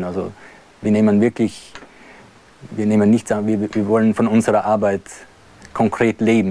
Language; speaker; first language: German; non-native, fluent; French